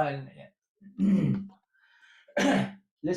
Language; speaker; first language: English; native; English